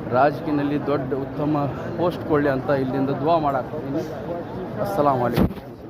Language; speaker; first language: Kannada; non-native, local second language; Urdu